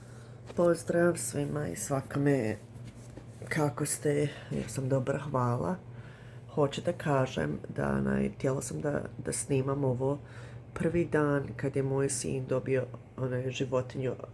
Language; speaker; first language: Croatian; early bilingual, heritage; Croatian